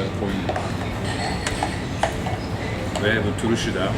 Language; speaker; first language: Turkish; non-native, fluent; Japanese